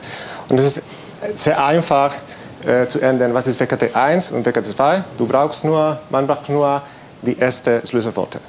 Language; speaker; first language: German; non-native, learner; Spanish